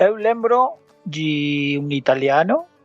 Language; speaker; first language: Portuguese; non-native, learner; Spanish